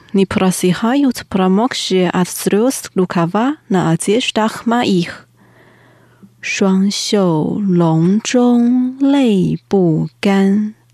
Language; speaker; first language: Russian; non-native, fluent; Chinese